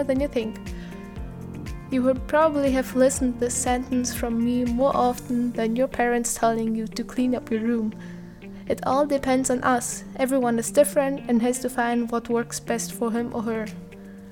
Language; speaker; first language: English; non-native, fluent; Italian